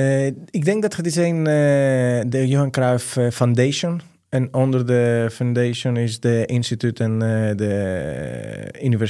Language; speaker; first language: Dutch; non-native, fluent; Greek